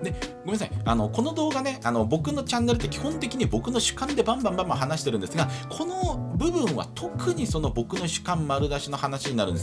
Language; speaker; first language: Japanese; native; Japanese